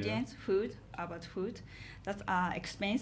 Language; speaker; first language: English; non-native, learner; Japanese